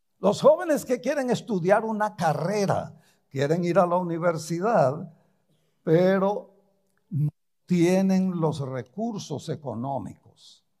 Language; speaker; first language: Spanish; early bilingual, other home language; Portuguese